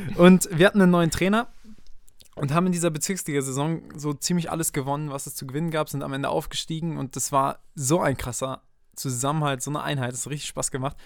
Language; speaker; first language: German; native; German